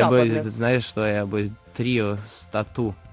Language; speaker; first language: Russian; early bilingual, heritage; Russian